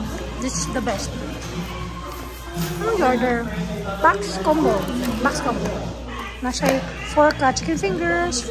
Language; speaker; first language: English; non-native, local second language; Cebuano